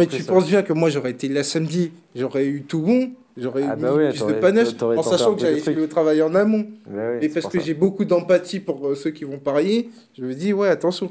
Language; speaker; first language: French; native; French